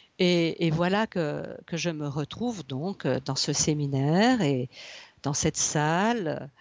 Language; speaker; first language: French; native; French